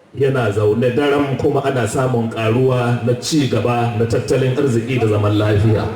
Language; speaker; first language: Hausa; native; Hausa